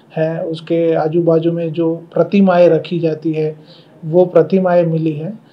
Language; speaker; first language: Hindi; non-native, local second language; Gujarati